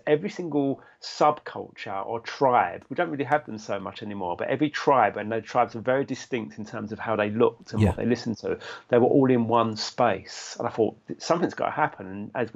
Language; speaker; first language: English; native; English